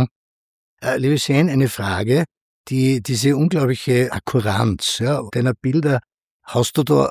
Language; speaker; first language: German; native; German